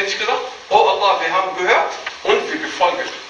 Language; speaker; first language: German; non-native, fluent; Arabic